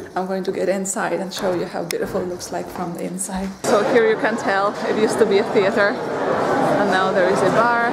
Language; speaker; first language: English; non-native, fluent; Polish